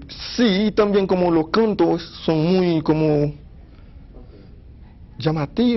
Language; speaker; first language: Spanish; non-native, fluent; Haitian Creole